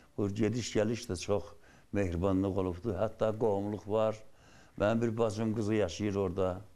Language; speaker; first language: Azerbaijani; native; Azerbaijani